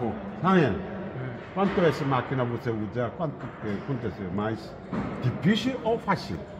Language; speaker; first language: Portuguese; non-native, learner; Korean